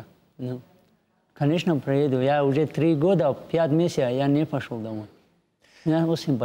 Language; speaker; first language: Russian; non-native, learner; Tajik